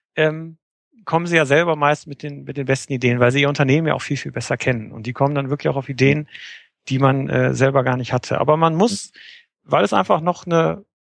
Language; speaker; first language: German; native; German